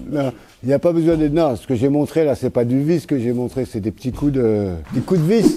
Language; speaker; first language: French; native; French